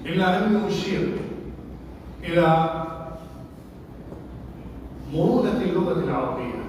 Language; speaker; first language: Arabic; non-native, fluent; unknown